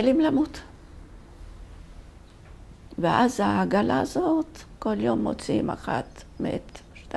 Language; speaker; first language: Hebrew; non-native, fluent; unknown